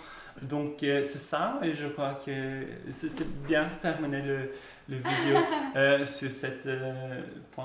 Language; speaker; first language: French; non-native, fluent; Norwegian